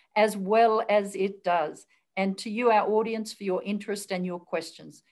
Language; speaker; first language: English; native; English